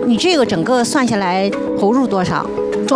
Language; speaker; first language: Chinese; native; Chinese